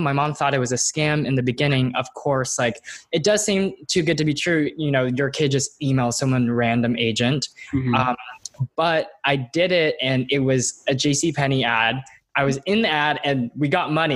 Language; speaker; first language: English; native; English